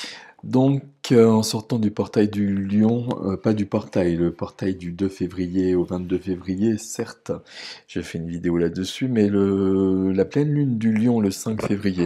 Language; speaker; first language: French; native; French